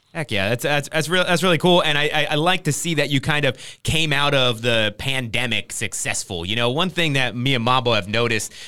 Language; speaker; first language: English; native; English